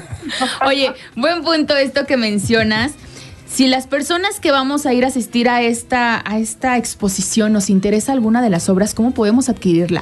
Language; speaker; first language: Spanish; native; Spanish